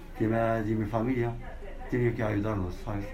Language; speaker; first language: Spanish; non-native, learner; Arabic